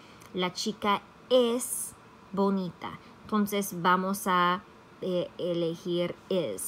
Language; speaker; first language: Spanish; non-native, fluent; English